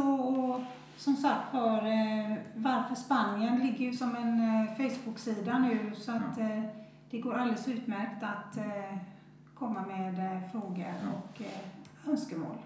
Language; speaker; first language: Swedish; native; Swedish